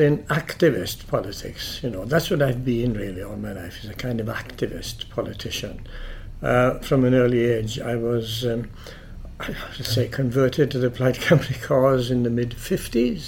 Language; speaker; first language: English; native; English